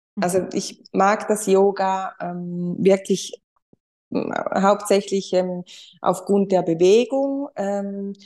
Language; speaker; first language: German; non-native, fluent; Spanish